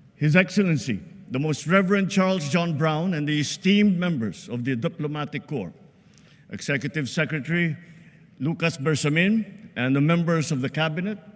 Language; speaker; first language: English; non-native, local second language; Filipino